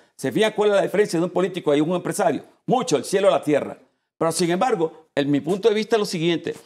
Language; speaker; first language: Spanish; native; Spanish